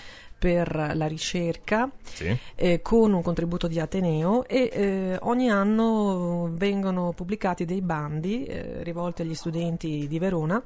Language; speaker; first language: Italian; native; Italian